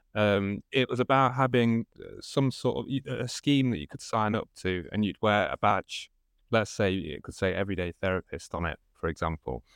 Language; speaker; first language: English; native; English